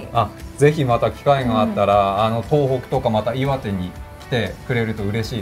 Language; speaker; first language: Japanese; native; Japanese